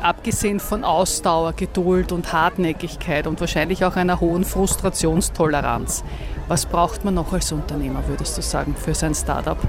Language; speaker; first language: German; native; German